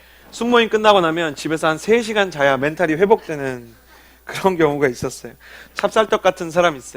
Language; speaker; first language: Korean; native; Korean